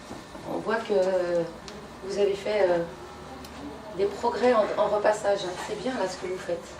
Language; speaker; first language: French; native; French